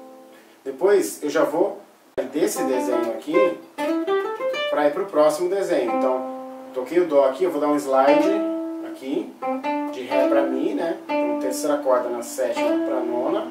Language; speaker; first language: Portuguese; native; Portuguese